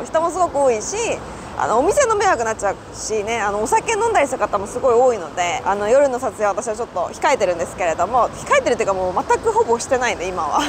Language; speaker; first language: Japanese; native; Japanese